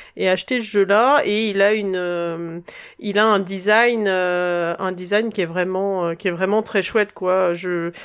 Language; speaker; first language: French; native; French